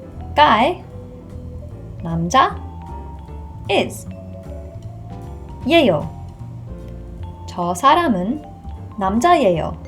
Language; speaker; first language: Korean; non-native, fluent; English